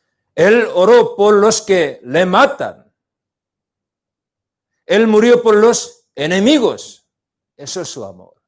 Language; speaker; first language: Spanish; non-native, learner; Korean